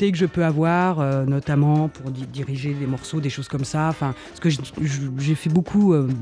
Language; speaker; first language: French; native; French